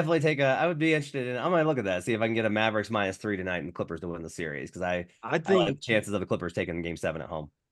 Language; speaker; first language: English; native; English